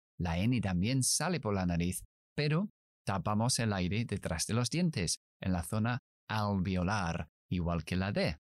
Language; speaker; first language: Spanish; non-native, fluent; English